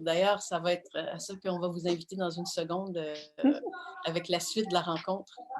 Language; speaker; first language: French; native; French